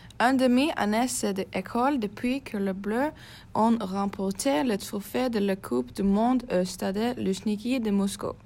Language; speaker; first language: French; non-native, learner; Norwegian